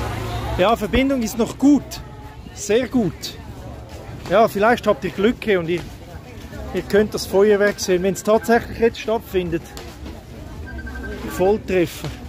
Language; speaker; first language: German; native; German